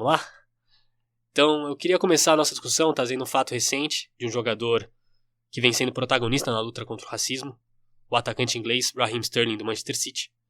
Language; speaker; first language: Portuguese; native; Portuguese